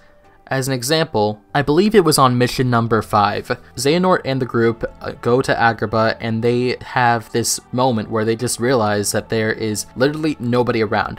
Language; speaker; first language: English; native; English